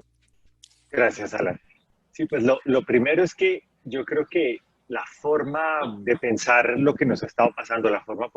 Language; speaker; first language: Spanish; native; Spanish